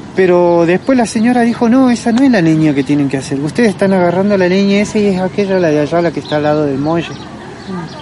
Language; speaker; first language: Spanish; native; Spanish